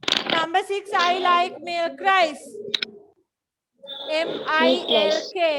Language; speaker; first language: English; non-native, fluent; Sinhala